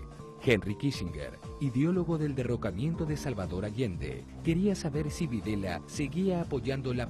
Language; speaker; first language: Spanish; native; Spanish